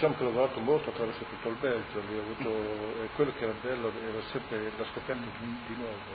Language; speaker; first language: Italian; early bilingual, heritage; Italian